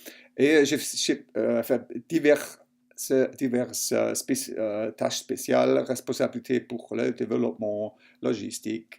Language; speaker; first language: French; non-native, fluent; German